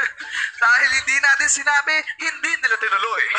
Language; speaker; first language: Filipino; native; Filipino